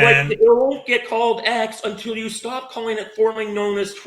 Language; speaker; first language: English; native; English